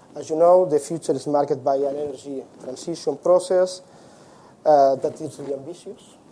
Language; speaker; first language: English; non-native, fluent; Spanish